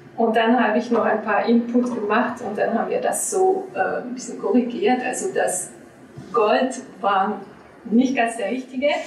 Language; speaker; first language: German; non-native, fluent; French